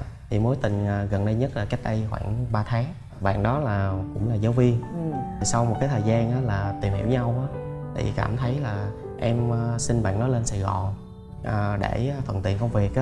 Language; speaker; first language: Vietnamese; native; Vietnamese